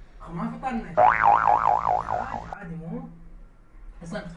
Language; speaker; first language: Arabic; native; Arabic